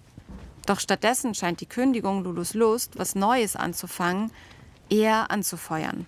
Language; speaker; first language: German; native; German